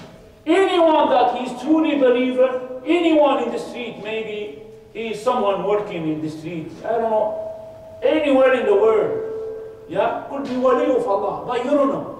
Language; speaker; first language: English; non-native, fluent; Arabic